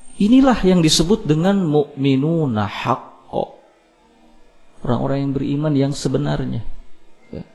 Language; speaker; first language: Indonesian; native; Indonesian